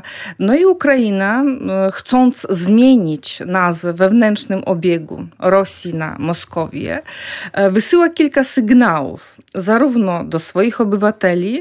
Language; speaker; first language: Polish; non-native, fluent; Ukrainian